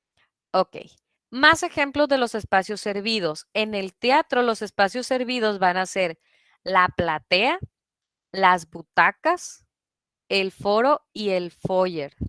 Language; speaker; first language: Spanish; native; Spanish